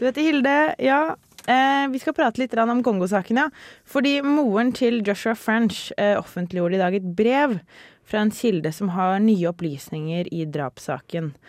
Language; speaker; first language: Norwegian; native; Norwegian